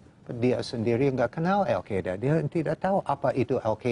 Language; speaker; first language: Indonesian; non-native, fluent; English